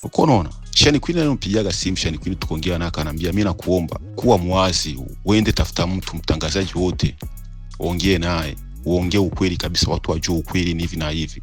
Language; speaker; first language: Swahili; non-native, local second language; Rundi